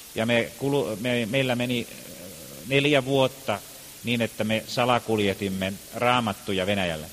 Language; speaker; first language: Finnish; native; Finnish